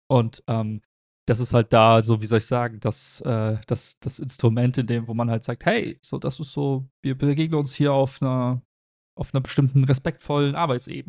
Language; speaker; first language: German; native; German